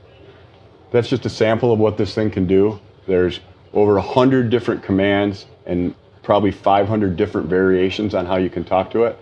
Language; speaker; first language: English; native; English